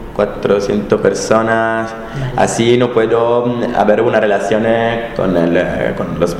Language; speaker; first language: Spanish; non-native, learner; Italian